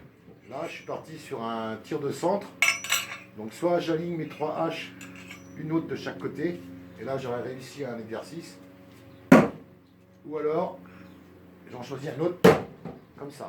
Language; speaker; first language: French; native; French